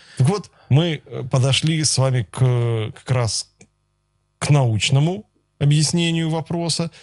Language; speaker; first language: Russian; native; Russian